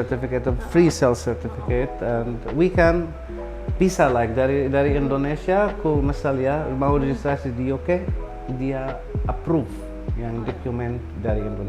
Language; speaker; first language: Indonesian; non-native, learner; Arabic